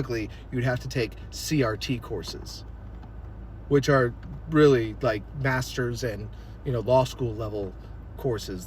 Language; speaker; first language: English; native; English